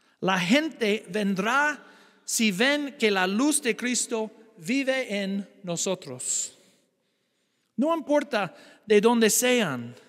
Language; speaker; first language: Spanish; non-native, fluent; English